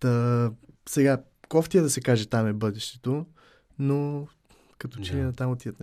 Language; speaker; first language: Bulgarian; native; Bulgarian